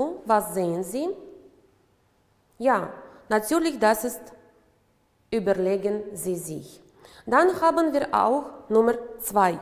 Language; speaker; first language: German; non-native, fluent; Uzbek